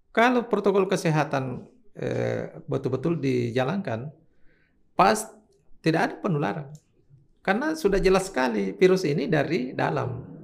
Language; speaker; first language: Indonesian; native; Indonesian